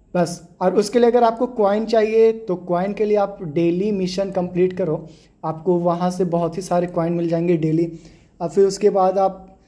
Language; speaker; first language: Hindi; native; Hindi